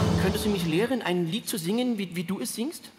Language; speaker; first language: German; native; German